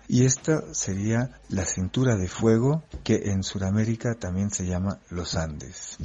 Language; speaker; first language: Spanish; non-native, fluent; French